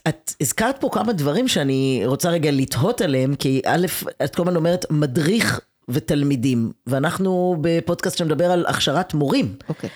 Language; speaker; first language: Hebrew; native; Hebrew